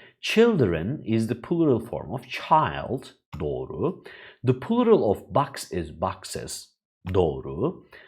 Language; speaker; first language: English; non-native, fluent; Turkish